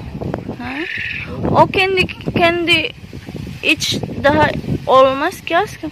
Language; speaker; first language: Turkish; non-native, learner; Indonesian